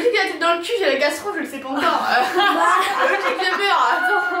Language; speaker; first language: French; native; French